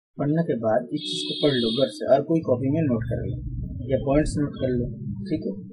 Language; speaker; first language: Hindi; non-native, local second language; Bangla